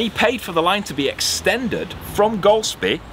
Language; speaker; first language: English; native; English